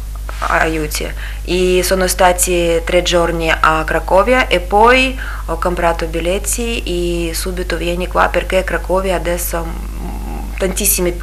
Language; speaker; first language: Italian; non-native, learner; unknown